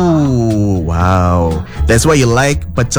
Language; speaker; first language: English; non-native, fluent; Indonesian